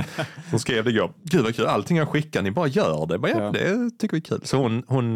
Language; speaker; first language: Swedish; native; Swedish